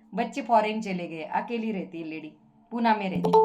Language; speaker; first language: Hindi; non-native, local second language; Marathi